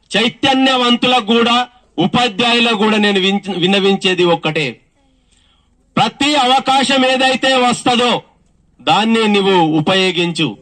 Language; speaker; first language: Telugu; non-native, local second language; Gondi